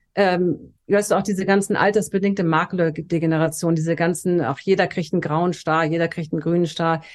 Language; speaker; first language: German; native; German